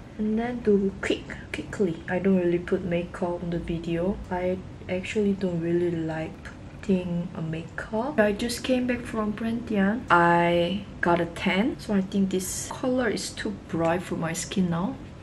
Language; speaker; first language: English; non-native, fluent; Korean